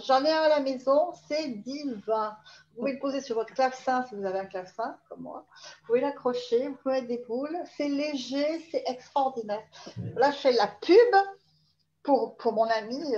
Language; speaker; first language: French; native; French